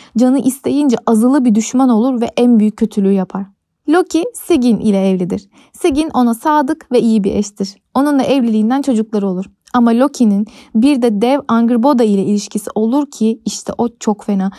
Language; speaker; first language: Turkish; native; Turkish